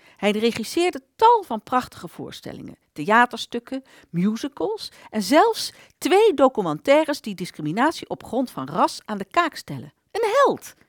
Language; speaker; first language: Dutch; native; Dutch